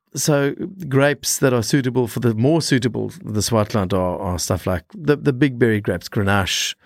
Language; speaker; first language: English; native; English